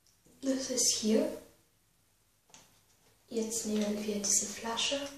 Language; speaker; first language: German; non-native, learner; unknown